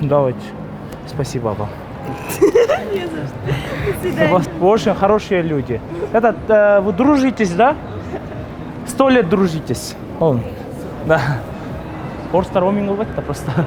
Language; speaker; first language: Russian; non-native, local second language; Kyrgyz